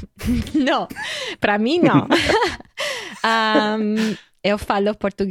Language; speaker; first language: Portuguese; non-native, learner; English